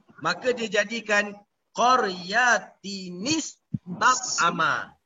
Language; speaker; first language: Malay; native; Malay